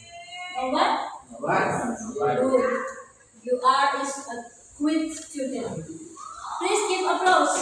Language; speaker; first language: English; non-native, learner; Indonesian